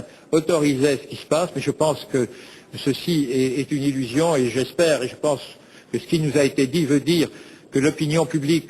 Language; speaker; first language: French; native; French